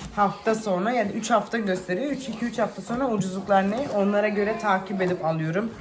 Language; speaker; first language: Turkish; early bilingual, heritage; Turkish